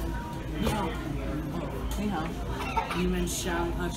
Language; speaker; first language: Chinese; non-native, learner; English